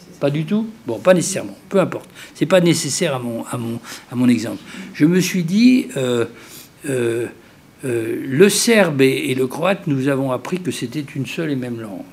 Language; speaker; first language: French; native; French